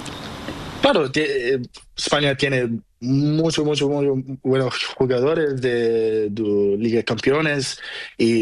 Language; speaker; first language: Spanish; non-native, local second language; Portuguese